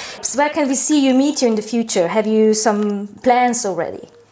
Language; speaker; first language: English; non-native, fluent; Slovenian